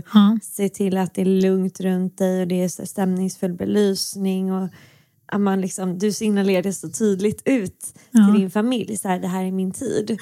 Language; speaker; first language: Swedish; native; Swedish